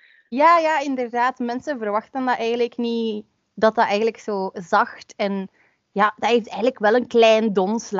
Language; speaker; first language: Dutch; native; Dutch